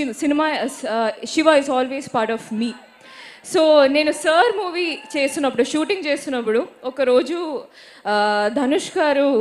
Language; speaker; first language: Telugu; non-native, learner; Malayalam